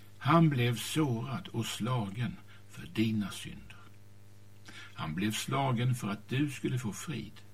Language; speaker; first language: Swedish; native; Swedish